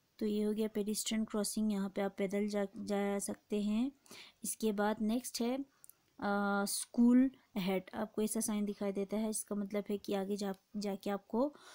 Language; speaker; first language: Hindi; non-native, local second language; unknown